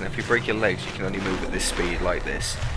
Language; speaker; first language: English; native; English